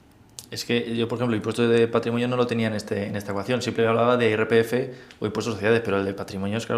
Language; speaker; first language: Spanish; native; Spanish